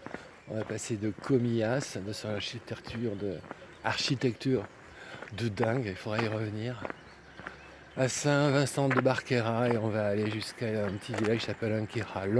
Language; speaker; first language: French; native; French